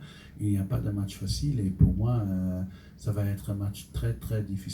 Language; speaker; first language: French; non-native, local second language; Dutch